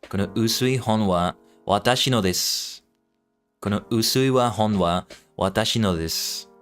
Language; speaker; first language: Japanese; non-native, learner; English